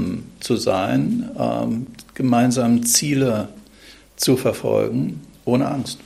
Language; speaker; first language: German; native; German